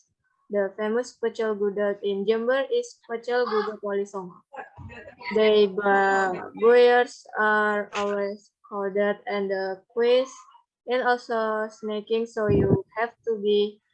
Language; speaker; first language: English; non-native, learner; Indonesian